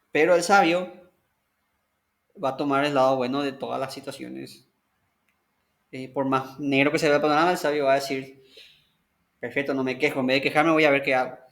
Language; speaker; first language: Spanish; native; Spanish